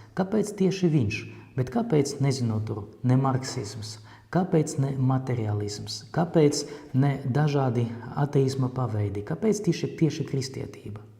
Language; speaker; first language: Latvian; non-native, local second language; Russian